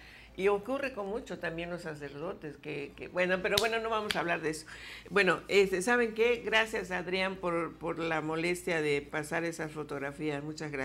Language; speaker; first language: Spanish; native; Spanish